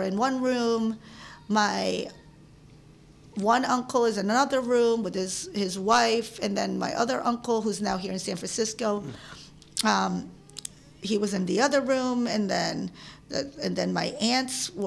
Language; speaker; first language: English; early bilingual, other home language; Filipino